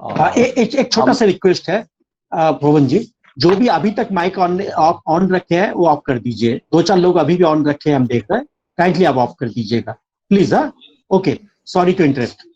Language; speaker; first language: Hindi; native; Hindi